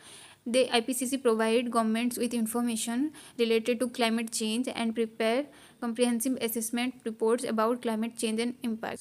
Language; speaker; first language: English; non-native, local second language; Hindi